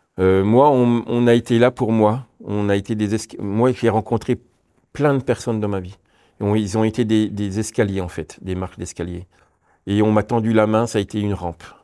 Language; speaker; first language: French; native; French